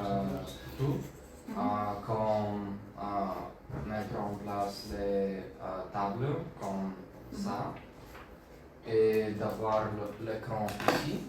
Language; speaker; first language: French; non-native, learner; Bulgarian